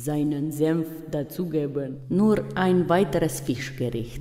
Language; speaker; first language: German; non-native, fluent; Romanian